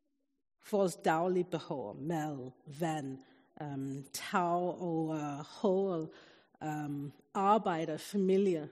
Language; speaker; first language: Danish; non-native, fluent; English